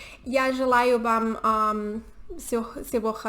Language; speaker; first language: Russian; non-native, learner; Spanish